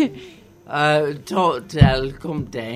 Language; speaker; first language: Catalan; non-native, learner; English